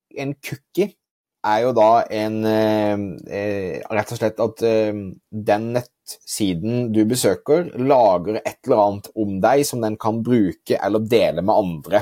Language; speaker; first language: Norwegian; native; Norwegian